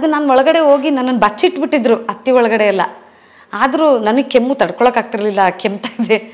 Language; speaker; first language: Kannada; native; Kannada